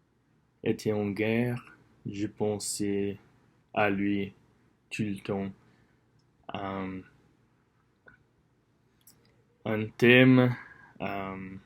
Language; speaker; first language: French; non-native, learner; English